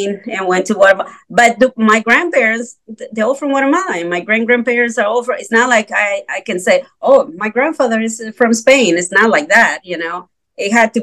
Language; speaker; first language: English; non-native, fluent; Spanish